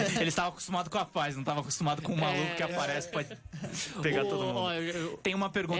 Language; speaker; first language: Portuguese; native; Portuguese